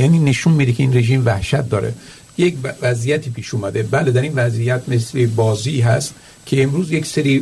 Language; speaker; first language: Persian; native; Persian